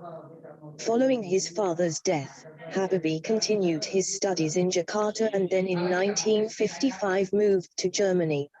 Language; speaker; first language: English; non-native, learner; Indonesian